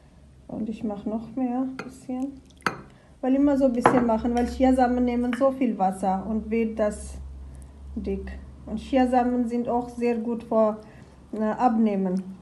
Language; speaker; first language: German; non-native, learner; Urdu